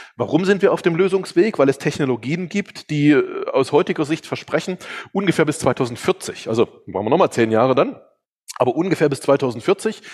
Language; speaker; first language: German; early bilingual, other home language; Hungarian